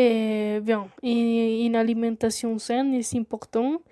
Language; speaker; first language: French; non-native, learner; Spanish